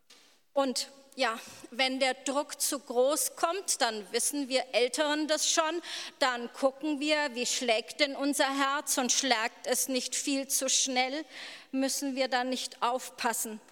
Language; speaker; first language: German; native; German